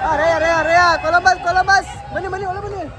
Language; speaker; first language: Kannada; native; Kannada